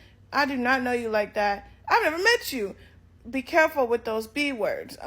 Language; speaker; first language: English; native; English